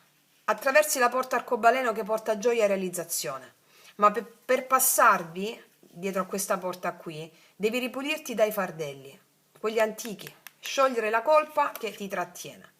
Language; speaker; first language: Italian; native; Italian